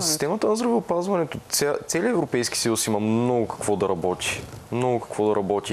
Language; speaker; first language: Bulgarian; native; Bulgarian